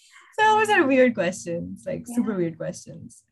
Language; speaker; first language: English; non-native, local second language; Urdu